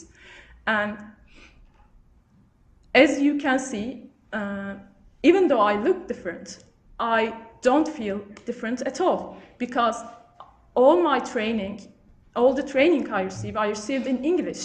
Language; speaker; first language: English; non-native, fluent; Turkish